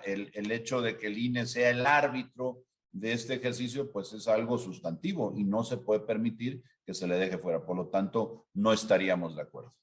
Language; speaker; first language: Spanish; native; Spanish